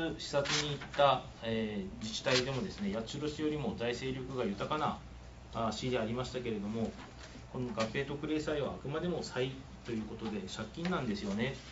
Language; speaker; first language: Japanese; native; Japanese